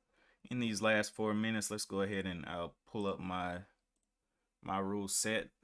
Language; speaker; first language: English; native; English